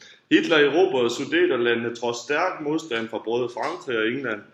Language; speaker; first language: Danish; native; Danish